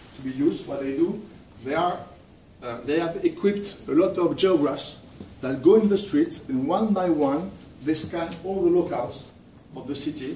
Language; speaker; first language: English; non-native, fluent; French